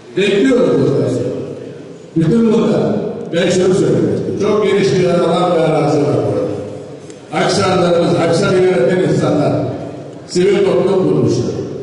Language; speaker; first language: Turkish; native; Turkish